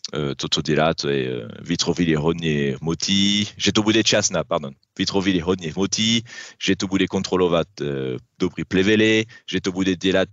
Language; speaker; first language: Czech; non-native, learner; French